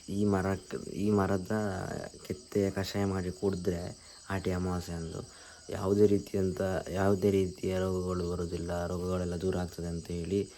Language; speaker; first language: Kannada; non-native, local second language; Tulu